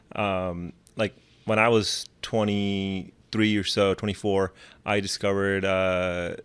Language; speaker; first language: English; non-native, local second language; Urdu